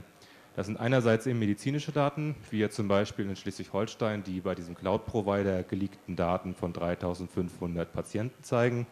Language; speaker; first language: German; native; German